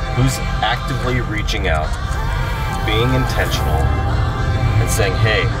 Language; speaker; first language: English; native; English